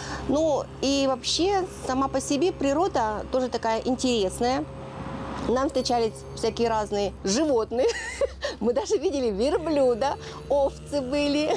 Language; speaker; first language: Russian; native; Russian